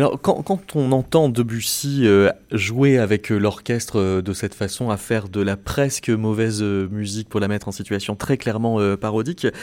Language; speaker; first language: French; native; French